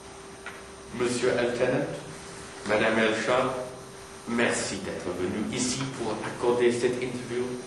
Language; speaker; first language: French; non-native, learner; English